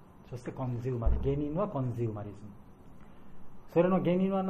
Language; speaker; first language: Japanese; non-native, learner; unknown